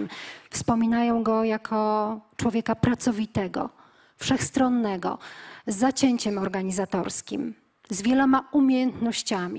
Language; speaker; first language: Polish; native; Polish